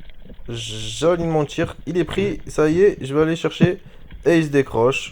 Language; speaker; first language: French; native; French